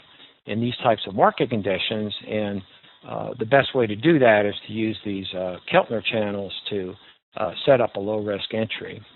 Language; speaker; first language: English; native; English